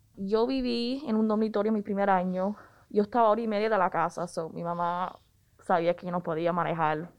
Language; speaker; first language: Spanish; early bilingual, heritage; Spanish